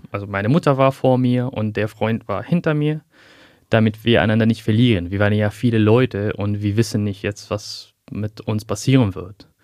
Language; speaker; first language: German; non-native, fluent; Arabic